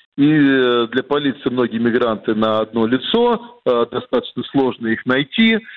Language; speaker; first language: Russian; native; Russian